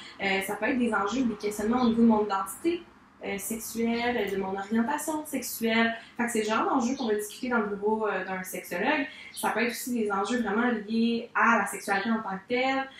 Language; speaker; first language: French; native; French